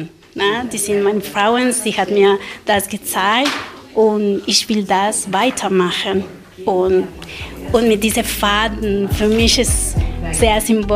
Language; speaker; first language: German; non-native, learner; Spanish